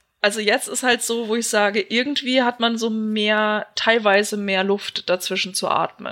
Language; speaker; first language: German; native; German